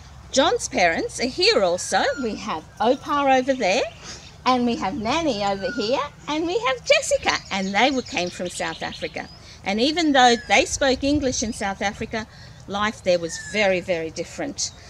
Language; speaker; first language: English; early bilingual, other home language; Portuguese